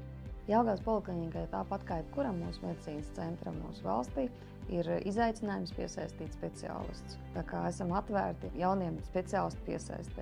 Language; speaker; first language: Latvian; native; Latvian